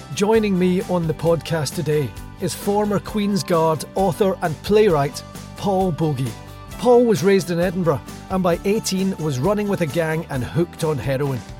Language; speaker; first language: English; native; English